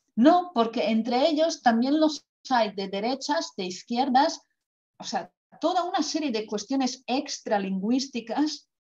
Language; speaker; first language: Spanish; non-native, fluent; Croatian